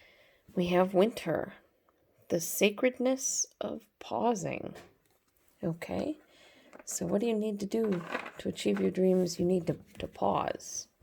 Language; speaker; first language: English; native; English